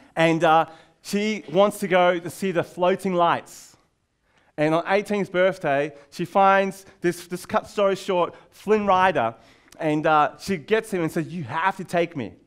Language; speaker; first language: English; native; English